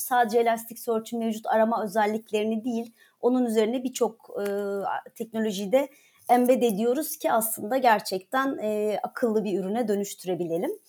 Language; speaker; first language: Turkish; native; Turkish